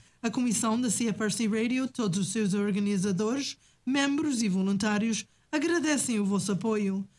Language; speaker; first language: Portuguese; native; Portuguese